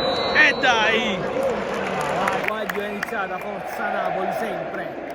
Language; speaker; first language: Italian; native; Italian